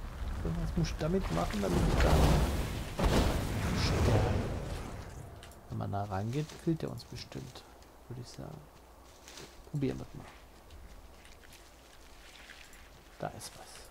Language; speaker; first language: German; native; German